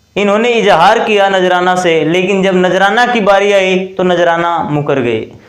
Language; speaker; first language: Hindi; native; Hindi